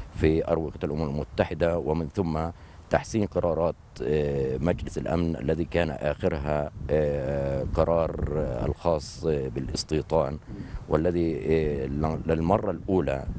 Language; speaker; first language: Arabic; native; Arabic